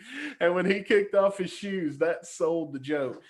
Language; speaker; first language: English; native; English